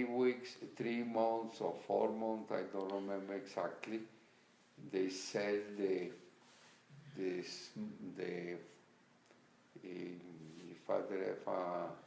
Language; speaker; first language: English; non-native, learner; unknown